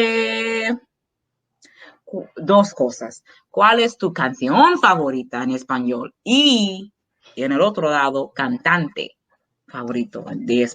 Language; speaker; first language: Spanish; non-native, fluent; English